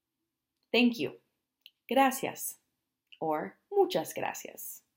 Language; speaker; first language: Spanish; non-native, fluent; English